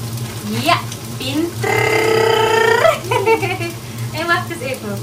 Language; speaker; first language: Dutch; non-native, learner; Indonesian